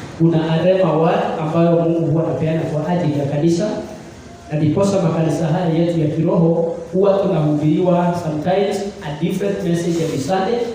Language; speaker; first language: Swahili; non-native, local second language; Kikuyu